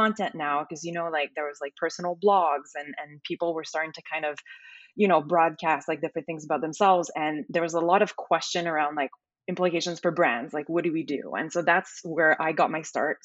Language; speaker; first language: English; native; English